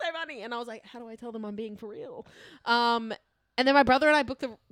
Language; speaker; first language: English; native; English